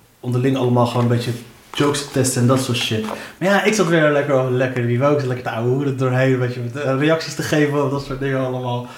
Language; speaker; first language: Dutch; early bilingual, other home language; Arabic